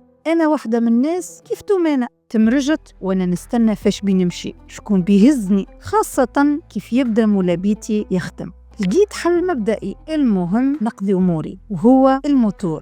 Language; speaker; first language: Arabic; native; Arabic